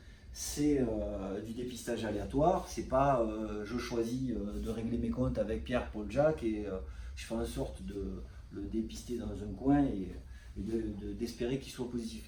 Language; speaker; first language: French; native; French